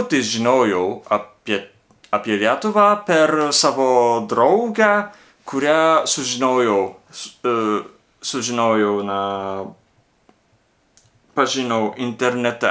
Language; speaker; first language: Lithuanian; non-native, learner; Japanese